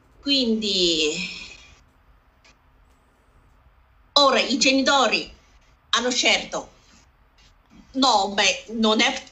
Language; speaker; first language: Italian; non-native, learner; Chinese